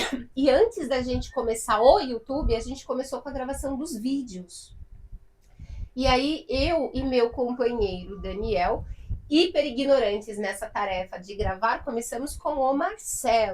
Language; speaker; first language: Portuguese; native; Portuguese